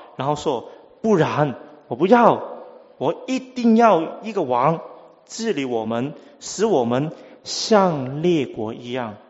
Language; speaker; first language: Chinese; non-native, local second language; Cantonese